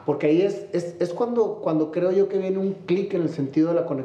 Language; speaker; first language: Spanish; native; Spanish